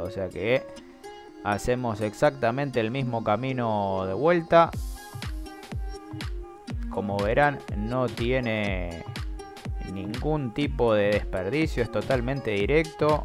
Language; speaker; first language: Spanish; native; Spanish